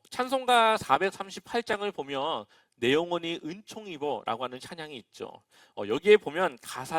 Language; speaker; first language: Korean; native; Korean